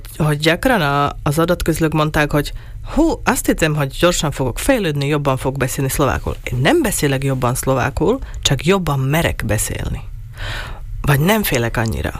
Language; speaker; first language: Hungarian; non-native, local second language; Slovak